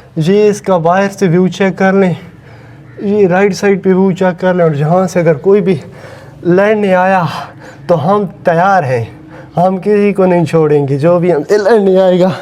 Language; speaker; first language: Urdu; non-native, local second language; Saraiki